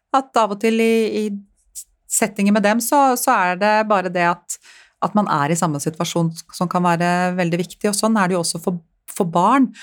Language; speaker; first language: Norwegian; native; Norwegian